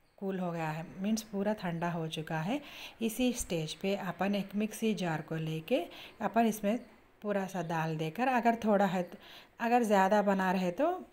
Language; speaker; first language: Hindi; non-native, local second language; Urdu